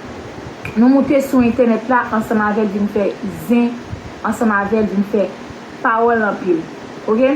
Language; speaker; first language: French; non-native, local second language; Haitian Creole